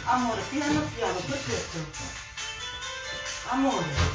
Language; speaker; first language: Italian; non-native, learner; Russian